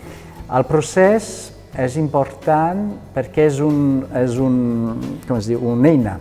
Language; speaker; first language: Catalan; non-native, fluent; French